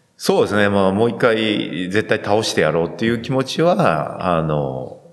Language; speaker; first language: Japanese; native; Japanese